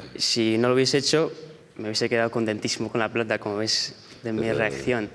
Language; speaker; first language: Spanish; early bilingual, heritage; Spanish